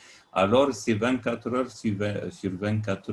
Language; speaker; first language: French; non-native, fluent; Arabic